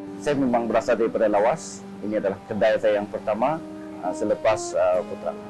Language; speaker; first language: Malay; native; Malay